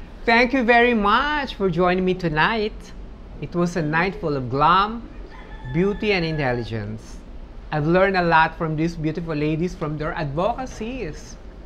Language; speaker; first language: English; non-native, local second language; Filipino